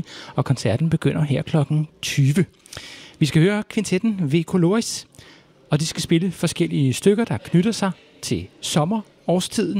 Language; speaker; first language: Danish; native; Danish